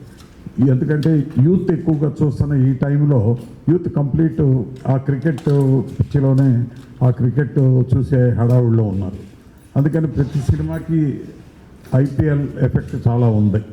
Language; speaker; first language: Telugu; native; Telugu